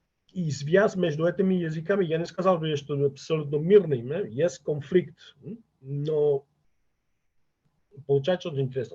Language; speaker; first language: Russian; non-native, fluent; Catalan